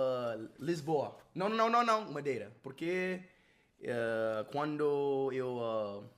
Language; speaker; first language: Portuguese; non-native, learner; English